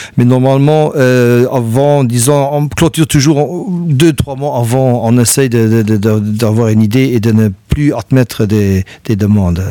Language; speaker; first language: French; non-native, local second language; Luxembourgish